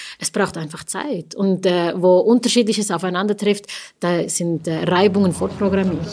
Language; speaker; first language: German; early bilingual, other home language; Tamil